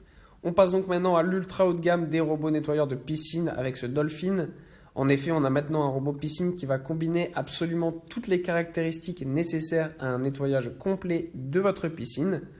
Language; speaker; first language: French; native; French